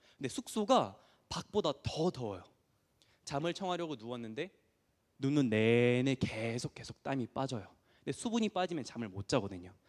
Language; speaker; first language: Korean; early bilingual, heritage; Korean